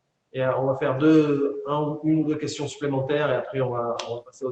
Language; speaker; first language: French; native; French